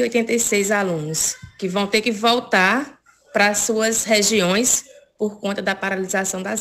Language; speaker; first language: Portuguese; native; Portuguese